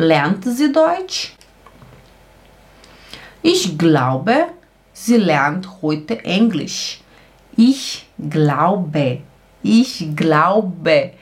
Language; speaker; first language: German; non-native, fluent; Portuguese